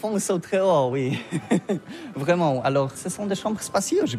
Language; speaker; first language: French; non-native, learner; Polish